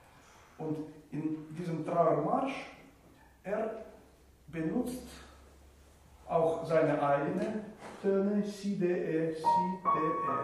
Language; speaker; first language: German; non-native, fluent; Russian